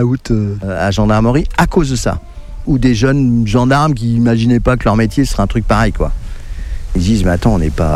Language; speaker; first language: French; native; French